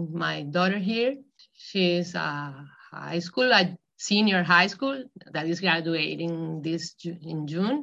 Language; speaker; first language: English; non-native, fluent; Spanish